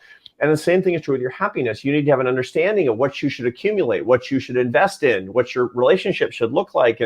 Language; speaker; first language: English; native; English